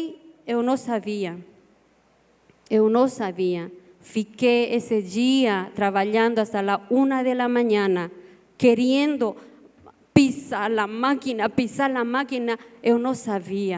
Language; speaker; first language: Portuguese; non-native, learner; Spanish